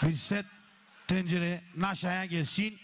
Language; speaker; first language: Romanian; non-native, local second language; Turkish